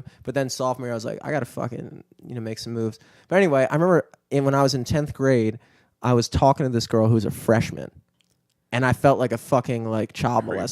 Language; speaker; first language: English; native; English